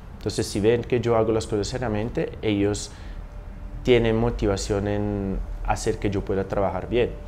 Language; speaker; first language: Spanish; non-native, fluent; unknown